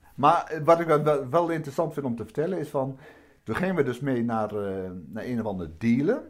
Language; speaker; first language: Dutch; native; Dutch